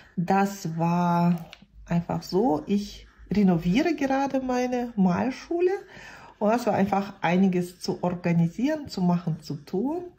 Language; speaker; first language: German; non-native, fluent; Russian